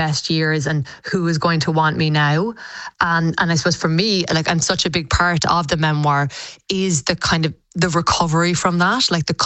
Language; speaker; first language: English; native; English